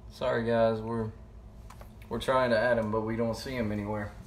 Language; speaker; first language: English; native; English